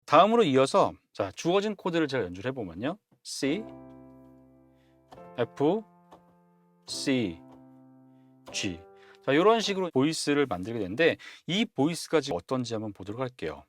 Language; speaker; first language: Korean; native; Korean